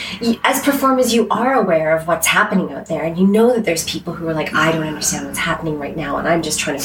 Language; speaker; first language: English; native; English